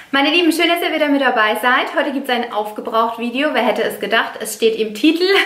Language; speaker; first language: German; non-native, fluent; Italian